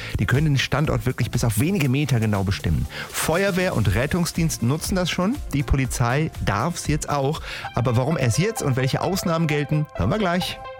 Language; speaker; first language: German; native; German